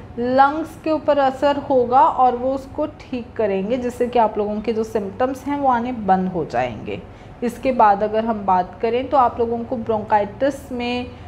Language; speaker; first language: Hindi; native; Hindi